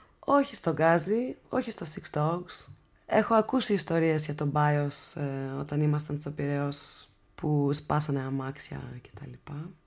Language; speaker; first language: Greek; early bilingual, heritage; English